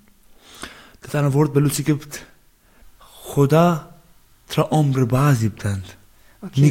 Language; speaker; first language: German; non-native, learner; Baluchi